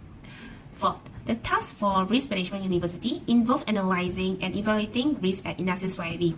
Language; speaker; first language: English; non-native, local second language; Malay